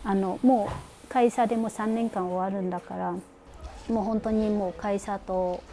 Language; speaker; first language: Japanese; non-native, fluent; Vietnamese